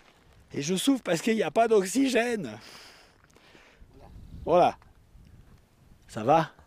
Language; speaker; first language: French; native; French